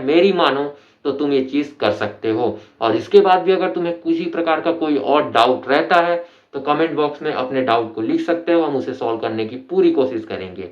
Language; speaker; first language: Hindi; native; Hindi